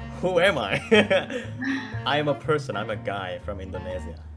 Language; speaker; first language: English; non-native, fluent; Indonesian